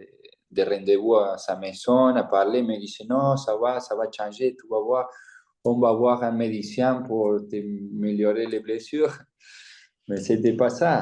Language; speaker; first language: French; non-native, fluent; Spanish